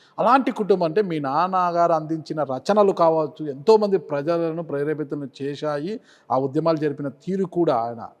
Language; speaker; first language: Telugu; native; Telugu